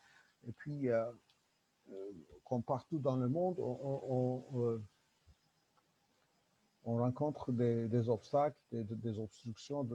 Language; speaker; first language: French; non-native, learner; Turkish